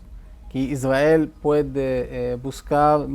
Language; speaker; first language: Spanish; non-native, fluent; Hebrew